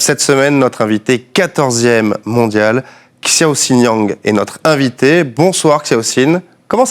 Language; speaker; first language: French; native; French